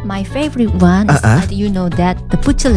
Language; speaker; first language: English; non-native, learner; Korean